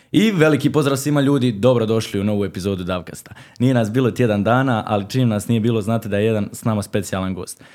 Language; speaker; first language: Croatian; native; Croatian